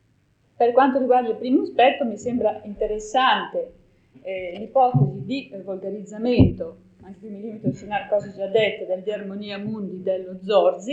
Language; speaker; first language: Italian; native; Italian